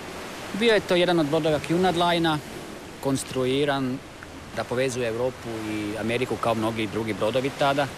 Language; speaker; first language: Serbian; native; Serbian